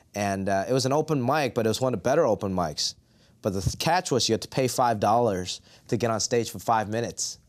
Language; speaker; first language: English; non-native, local second language; Cantonese